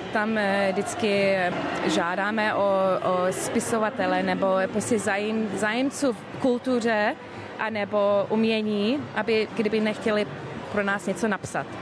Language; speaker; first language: Czech; early bilingual, heritage; English